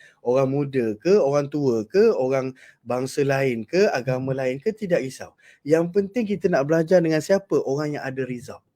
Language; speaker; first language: Malay; native; Malay